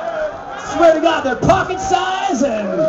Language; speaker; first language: English; native; English